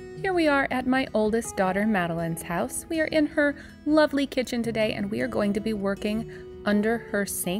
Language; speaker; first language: English; native; English